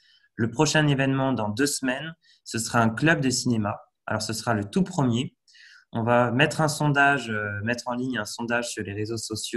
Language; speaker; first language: French; native; French